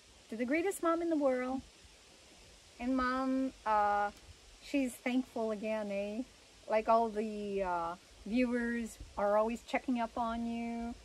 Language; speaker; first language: English; early bilingual, other home language; French